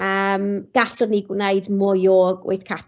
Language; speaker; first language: Welsh; non-native, local second language; English